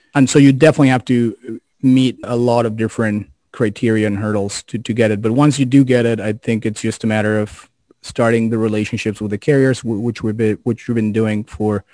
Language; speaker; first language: English; non-native, fluent; Spanish